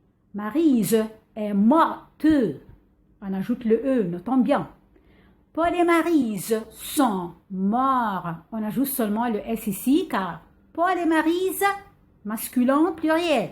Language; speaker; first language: French; non-native, fluent; Arabic